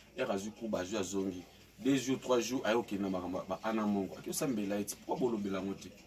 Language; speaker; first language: Lingala; non-native, local second language; Swahili